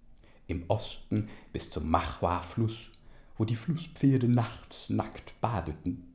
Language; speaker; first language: German; native; German